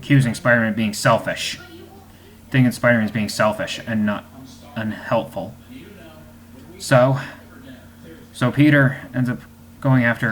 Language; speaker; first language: English; native; English